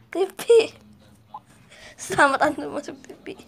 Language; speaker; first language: Indonesian; native; Indonesian